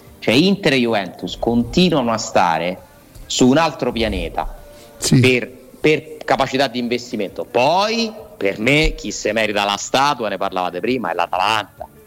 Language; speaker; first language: Italian; native; Italian